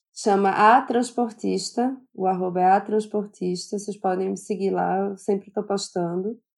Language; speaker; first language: Portuguese; native; Portuguese